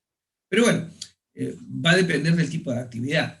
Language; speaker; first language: Spanish; native; Spanish